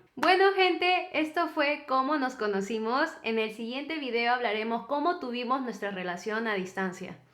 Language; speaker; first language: Spanish; native; Spanish